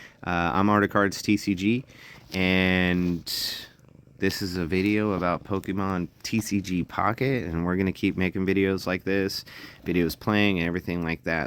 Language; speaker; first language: English; native; English